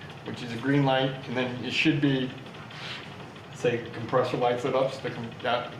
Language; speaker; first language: English; native; English